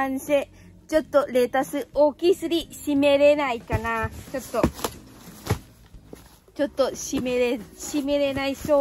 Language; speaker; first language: Japanese; non-native, learner; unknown